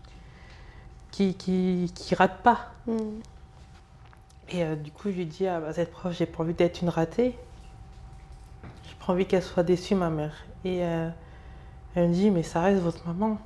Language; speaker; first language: French; early bilingual, other home language; Lingala